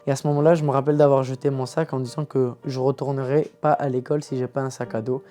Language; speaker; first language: French; early bilingual, other home language; Turkish